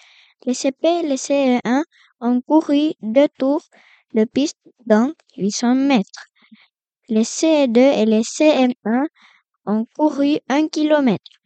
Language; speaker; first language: French; non-native, fluent; Spanish